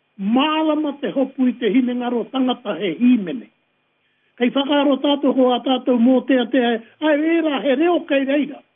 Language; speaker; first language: Māori; native; Māori